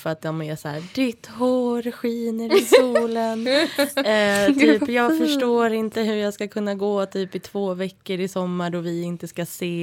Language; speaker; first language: Swedish; native; Swedish